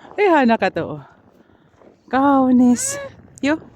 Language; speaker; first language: Finnish; non-native, learner; Bikol